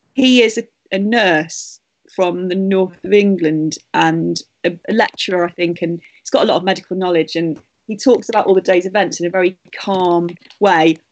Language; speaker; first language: English; native; English